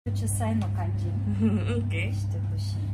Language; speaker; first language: Japanese; non-native, learner; Ukrainian